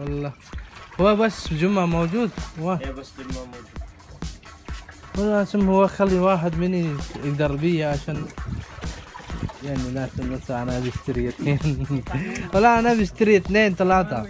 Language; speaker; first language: Arabic; non-native, learner; Filipino